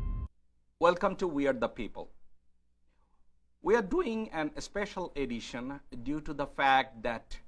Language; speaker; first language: English; non-native, fluent; Bangla